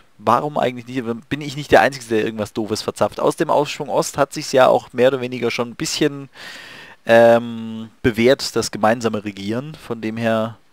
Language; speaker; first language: German; native; German